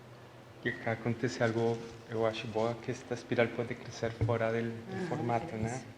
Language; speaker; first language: Portuguese; non-native, learner; Spanish